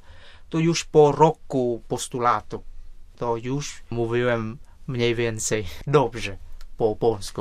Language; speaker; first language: Polish; non-native, fluent; Vietnamese